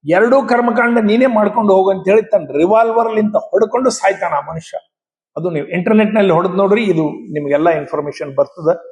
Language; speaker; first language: Kannada; native; Kannada